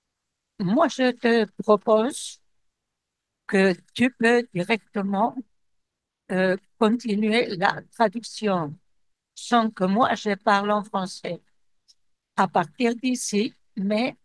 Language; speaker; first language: French; non-native, fluent; Spanish